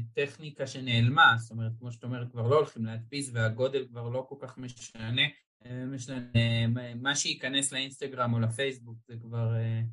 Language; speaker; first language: Hebrew; native; Hebrew